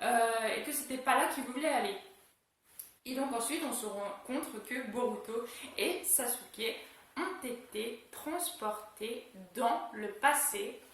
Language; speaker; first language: French; native; French